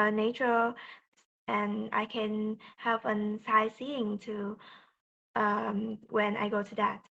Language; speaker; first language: English; non-native, learner; Vietnamese